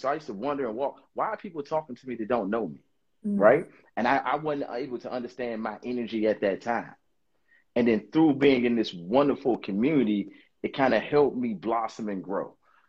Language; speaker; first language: English; native; English